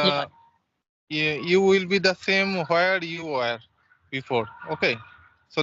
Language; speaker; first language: English; non-native, local second language; Santali